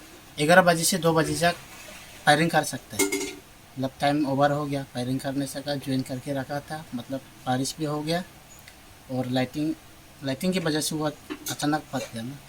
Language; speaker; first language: Hindi; non-native, local second language; Garo